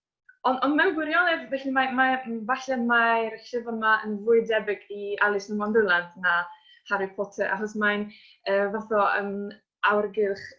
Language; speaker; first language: Welsh; non-native, fluent; Polish